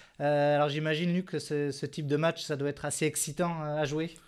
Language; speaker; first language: French; native; French